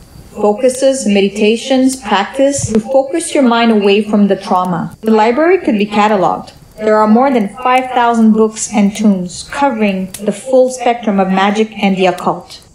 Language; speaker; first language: English; native; English